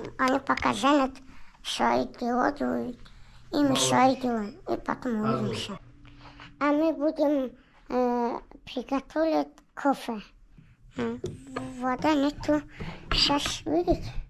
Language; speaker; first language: Russian; non-native, local second language; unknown